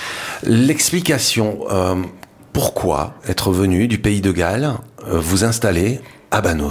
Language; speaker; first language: French; native; French